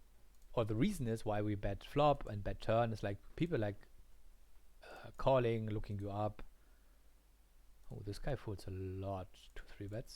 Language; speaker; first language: English; non-native, fluent; German